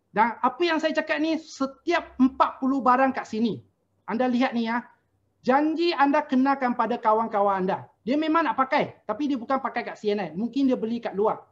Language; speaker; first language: Malay; non-native, local second language; Chinese